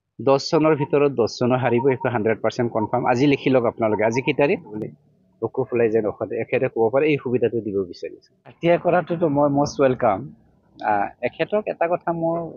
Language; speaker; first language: Assamese; non-native, local second language; Bodo